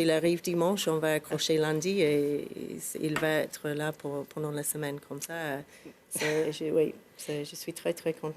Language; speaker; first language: French; non-native, fluent; English